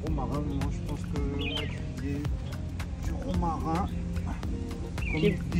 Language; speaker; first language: French; non-native, local second language; Morisyen